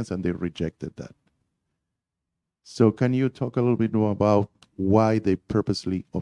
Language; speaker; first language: English; non-native, fluent; Spanish